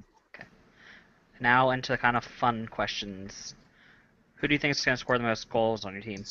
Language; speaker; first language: English; native; English